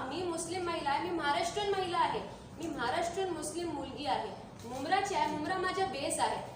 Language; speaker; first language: Marathi; non-native, local second language; Urdu